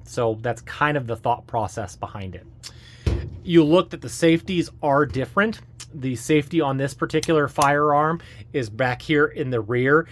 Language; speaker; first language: English; native; English